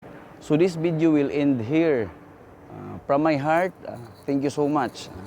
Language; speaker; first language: English; non-native, local second language; Cebuano